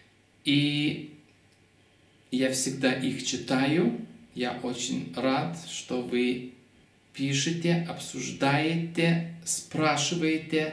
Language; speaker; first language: Russian; non-native, fluent; Lithuanian